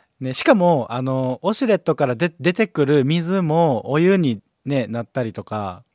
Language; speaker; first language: Japanese; native; Japanese